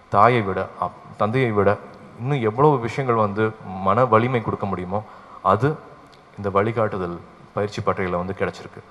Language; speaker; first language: Tamil; native; Tamil